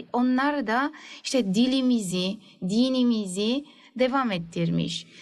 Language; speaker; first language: Turkish; native; Turkish